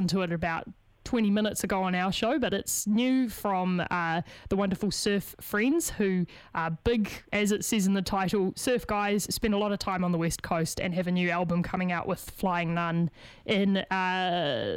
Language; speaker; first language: English; native; English